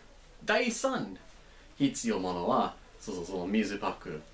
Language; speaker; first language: Japanese; non-native, learner; English